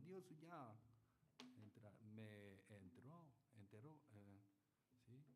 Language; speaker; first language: Spanish; non-native, learner; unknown